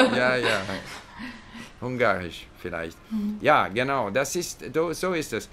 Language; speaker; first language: German; non-native, learner; English